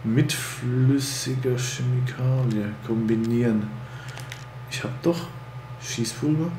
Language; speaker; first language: German; native; German